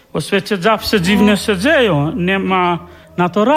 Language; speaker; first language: Polish; non-native, learner; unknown